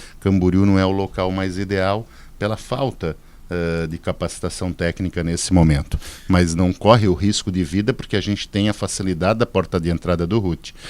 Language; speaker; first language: Portuguese; native; Portuguese